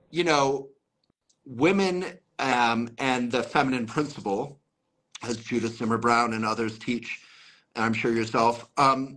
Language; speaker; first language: English; native; English